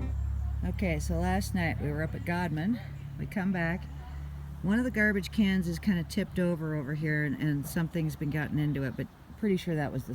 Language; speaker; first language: English; native; English